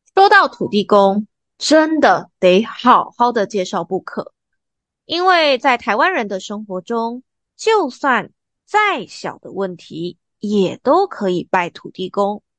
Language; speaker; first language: Chinese; native; Chinese